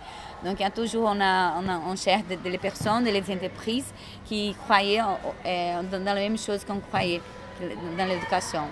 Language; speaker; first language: French; non-native, fluent; Portuguese